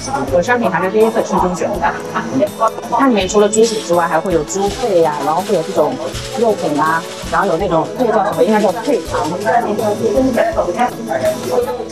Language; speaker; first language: Chinese; native; Chinese